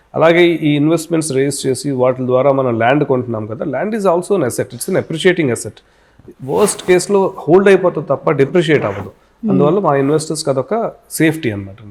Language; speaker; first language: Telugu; native; Telugu